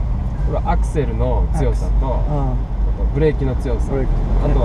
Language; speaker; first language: Japanese; native; Japanese